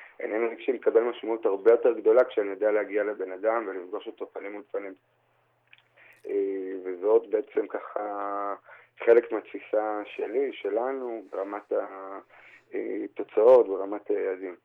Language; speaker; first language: Hebrew; native; Hebrew